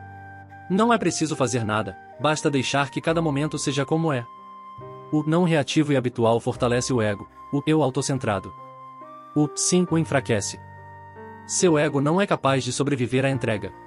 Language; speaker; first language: Portuguese; native; Portuguese